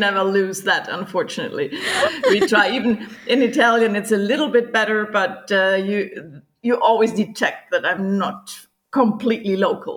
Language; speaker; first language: English; non-native, fluent; German